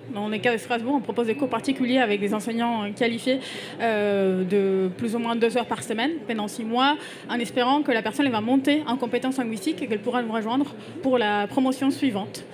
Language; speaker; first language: French; non-native, fluent; Spanish